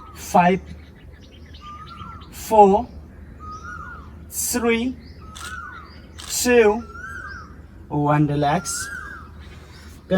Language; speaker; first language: English; non-native, local second language; Hindi